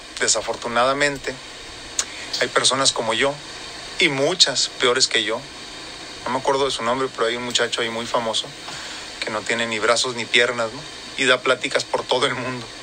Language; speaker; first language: Spanish; native; Spanish